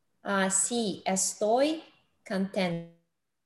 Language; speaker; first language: Spanish; non-native, learner; English